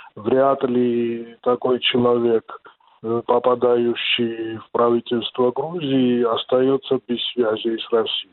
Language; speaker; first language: Russian; non-native, local second language; Georgian